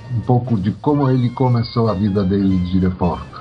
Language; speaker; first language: Portuguese; early bilingual, other home language; Polish